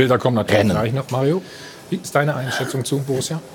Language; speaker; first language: German; native; German